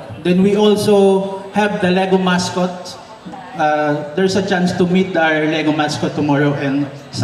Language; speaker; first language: English; non-native, local second language; Filipino